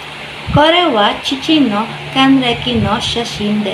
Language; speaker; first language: Japanese; non-native, learner; Filipino